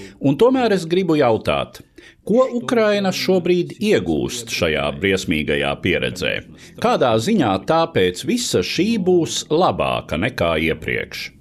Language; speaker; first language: Latvian; native; Latvian